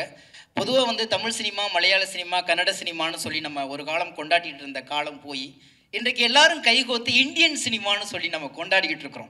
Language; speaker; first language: Tamil; native; Tamil